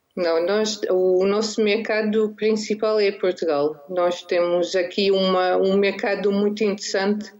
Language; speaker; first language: Portuguese; non-native, fluent; Dutch